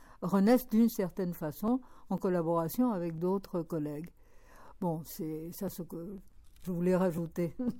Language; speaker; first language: French; non-native, fluent; Spanish